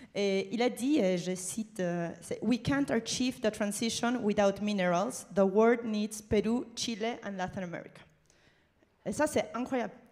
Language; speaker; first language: French; non-native, fluent; Spanish